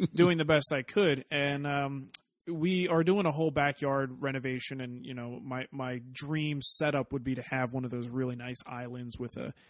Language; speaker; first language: English; native; English